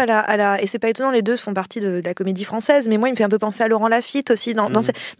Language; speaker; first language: French; native; French